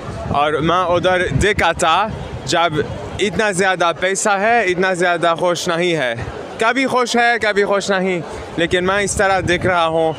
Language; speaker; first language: Hindi; non-native, learner; German